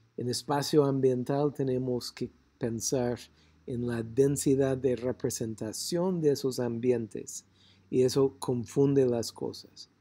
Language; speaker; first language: Spanish; non-native, fluent; English